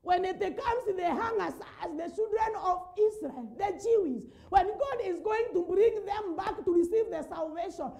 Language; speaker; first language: English; non-native, local second language; Swahili